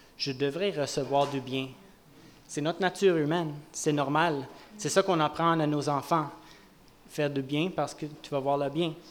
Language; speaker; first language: French; native; French